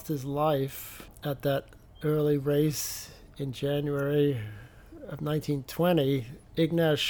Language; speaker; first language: English; native; English